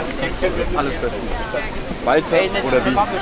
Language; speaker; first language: German; native; German